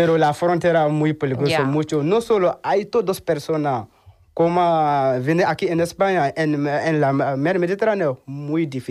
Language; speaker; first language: Spanish; non-native, learner; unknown